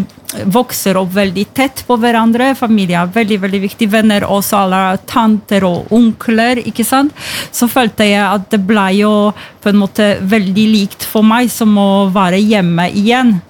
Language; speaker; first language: Norwegian; non-native, fluent; Polish